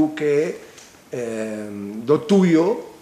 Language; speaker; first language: Spanish; native; Spanish